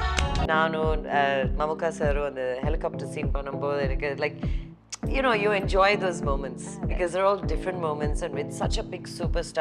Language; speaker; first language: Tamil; early bilingual, heritage; Tamil